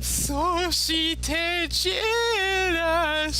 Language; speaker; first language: Japanese; non-native, learner; English